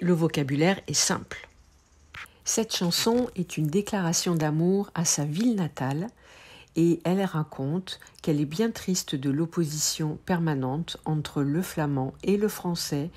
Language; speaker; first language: French; native; French